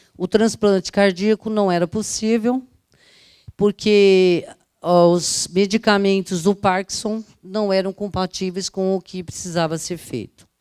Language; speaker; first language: Portuguese; early bilingual, other home language; Italian